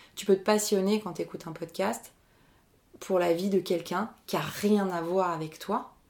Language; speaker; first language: French; native; French